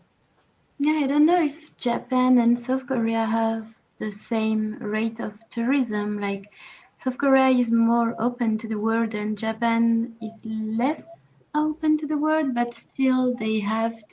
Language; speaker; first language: English; non-native, learner; French